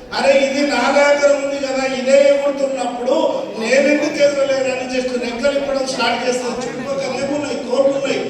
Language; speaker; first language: Telugu; native; Telugu